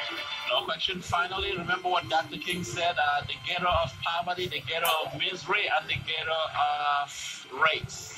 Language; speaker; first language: English; native; English